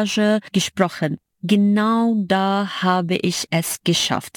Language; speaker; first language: German; non-native, fluent; Arabic